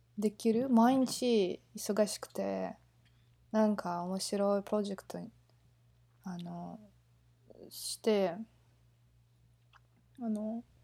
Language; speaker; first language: Japanese; non-native, learner; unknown